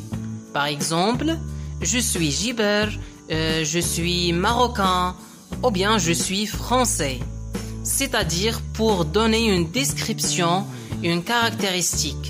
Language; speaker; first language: French; non-native, local second language; Arabic